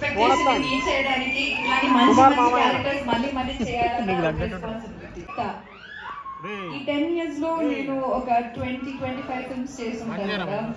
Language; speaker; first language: Telugu; non-native, fluent; Malayalam